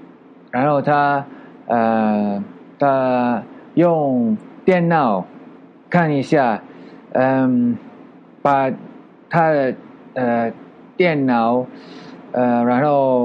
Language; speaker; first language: Chinese; non-native, learner; Filipino